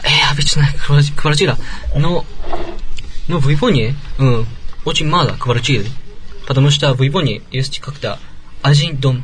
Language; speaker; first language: Russian; non-native, learner; Japanese